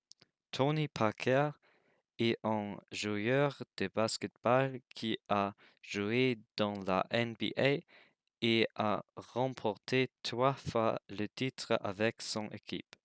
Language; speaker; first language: French; non-native, learner; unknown